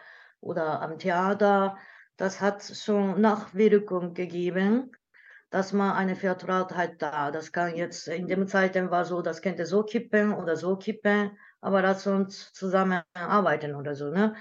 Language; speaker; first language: German; non-native, learner; Japanese